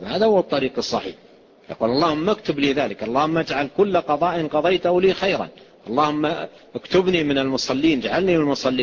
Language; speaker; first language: Arabic; native; Arabic